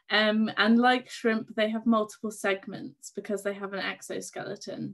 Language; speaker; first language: English; native; English